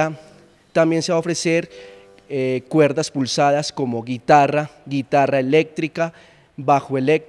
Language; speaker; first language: Spanish; native; Spanish